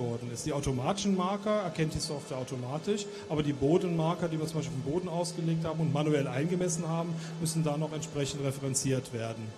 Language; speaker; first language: German; native; German